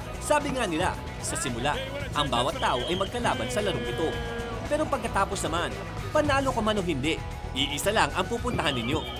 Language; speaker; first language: Filipino; native; Filipino